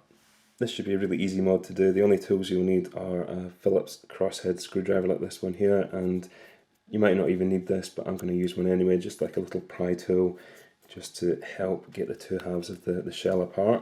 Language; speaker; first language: English; native; English